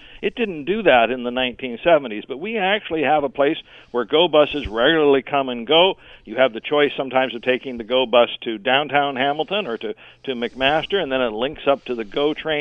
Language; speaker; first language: English; native; English